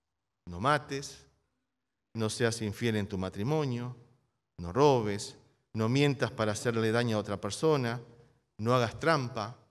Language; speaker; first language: Spanish; native; Spanish